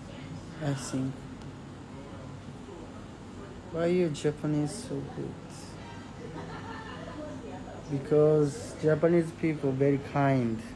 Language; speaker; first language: English; non-native, learner; Japanese